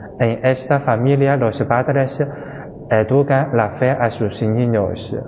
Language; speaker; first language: Spanish; non-native, fluent; Chinese